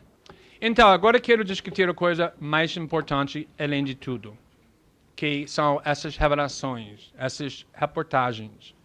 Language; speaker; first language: Portuguese; non-native, fluent; English